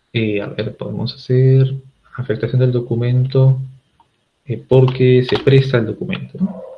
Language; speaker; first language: Spanish; native; Spanish